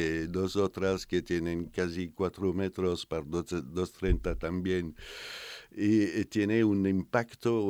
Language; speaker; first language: Spanish; non-native, fluent; French